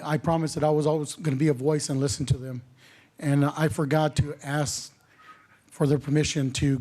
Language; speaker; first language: English; native; English